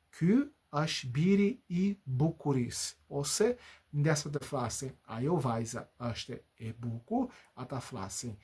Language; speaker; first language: Albanian; non-native, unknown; Portuguese